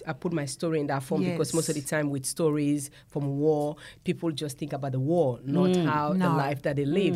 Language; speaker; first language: English; non-native, local second language; Krio